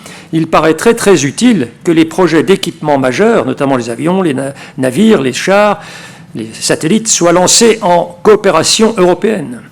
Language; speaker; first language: French; native; French